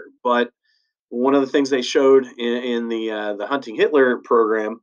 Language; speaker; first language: English; native; English